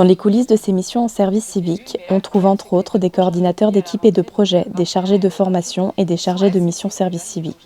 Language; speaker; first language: French; native; French